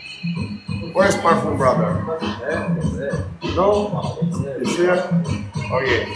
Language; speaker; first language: English; non-native, learner; Albanian